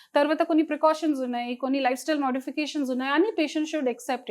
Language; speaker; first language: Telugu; non-native, fluent; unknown